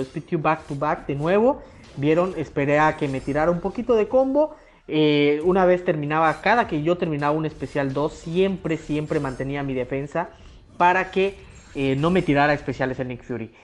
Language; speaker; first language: Spanish; native; Spanish